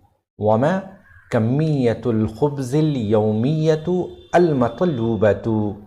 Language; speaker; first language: Arabic; non-native, fluent; Urdu